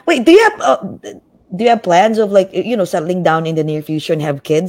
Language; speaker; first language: English; non-native, local second language; Filipino